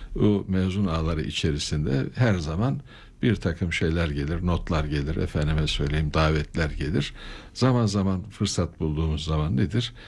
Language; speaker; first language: Turkish; native; Turkish